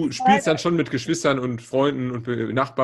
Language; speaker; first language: German; native; German